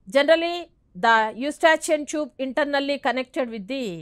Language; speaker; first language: English; non-native, local second language; Telugu